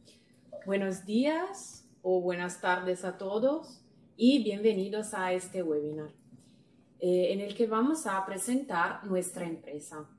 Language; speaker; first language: Spanish; non-native, fluent; Italian